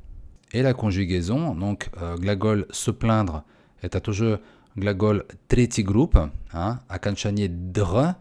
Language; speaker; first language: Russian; non-native, learner; French